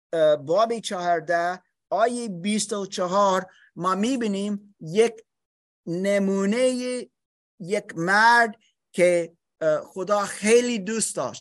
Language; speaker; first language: Persian; non-native, fluent; English